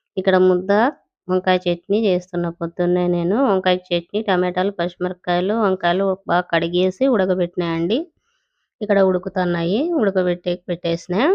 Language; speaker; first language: Telugu; native; Telugu